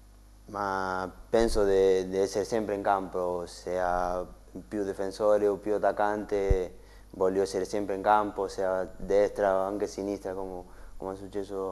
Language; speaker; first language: Italian; non-native, learner; Spanish